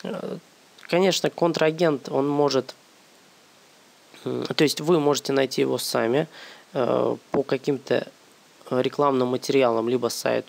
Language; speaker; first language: Russian; native; Russian